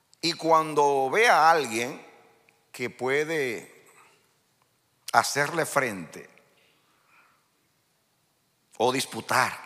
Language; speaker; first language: Spanish; native; Spanish